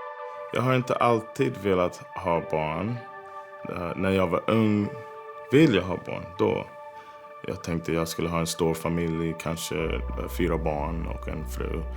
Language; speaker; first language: Swedish; non-native, fluent; English